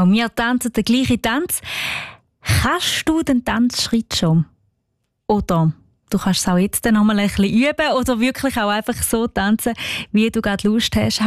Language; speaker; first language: German; native; German